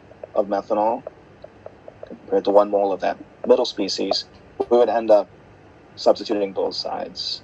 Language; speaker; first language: English; native; English